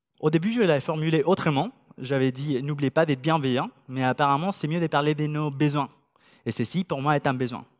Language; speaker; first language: French; non-native, fluent; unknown